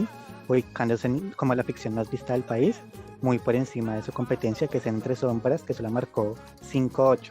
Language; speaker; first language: Spanish; native; Spanish